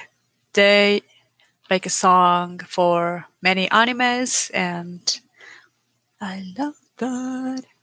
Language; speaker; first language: English; non-native, learner; Japanese